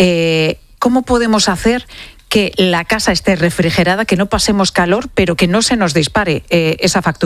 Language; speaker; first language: Spanish; native; Spanish